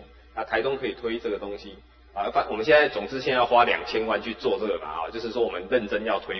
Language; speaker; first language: Chinese; native; Chinese